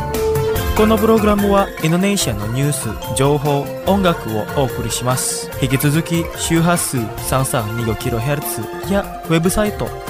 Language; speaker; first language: Japanese; non-native, fluent; Indonesian